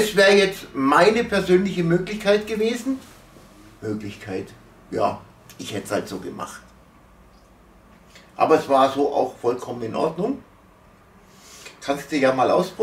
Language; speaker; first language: German; native; German